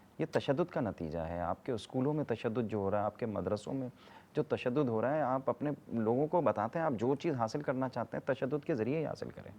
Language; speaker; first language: Urdu; native; Urdu